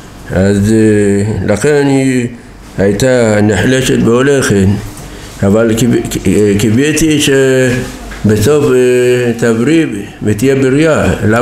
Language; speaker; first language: Hebrew; non-native, fluent; Persian